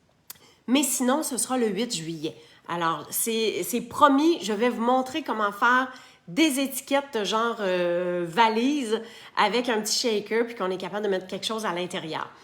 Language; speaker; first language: French; native; French